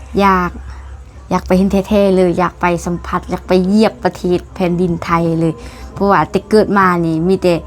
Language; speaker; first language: Thai; non-native, learner; Lao